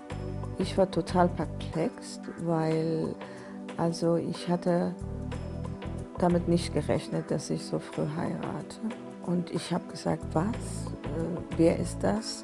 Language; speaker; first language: German; non-native, fluent; Persian